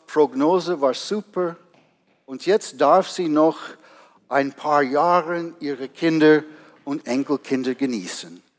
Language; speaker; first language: German; non-native, fluent; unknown